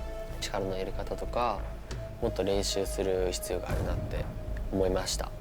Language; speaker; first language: Japanese; native; Japanese